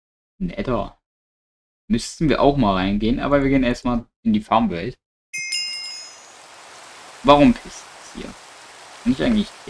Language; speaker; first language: German; native; German